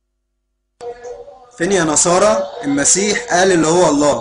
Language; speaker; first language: Arabic; native; Arabic